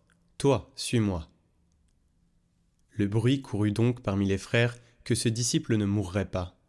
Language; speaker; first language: French; native; French